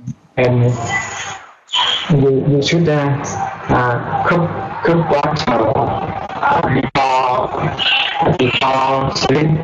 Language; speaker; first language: English; non-native, learner; Vietnamese